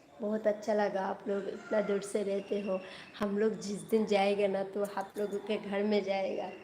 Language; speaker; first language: Hindi; non-native, local second language; Bangla